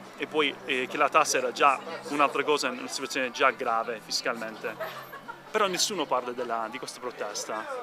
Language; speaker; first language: Italian; non-native, fluent; English